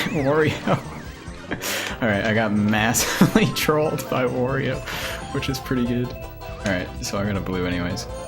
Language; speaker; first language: English; native; English